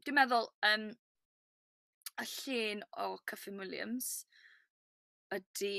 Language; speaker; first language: Welsh; non-native, learner; English